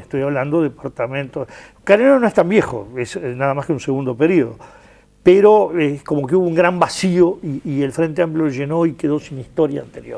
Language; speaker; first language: Spanish; native; Spanish